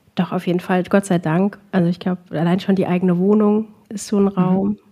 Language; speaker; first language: German; early bilingual, other home language; Arabic